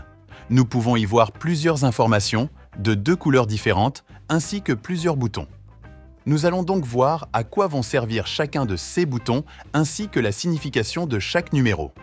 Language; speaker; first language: French; native; French